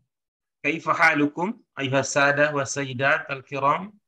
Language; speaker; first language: Arabic; non-native, fluent; Indonesian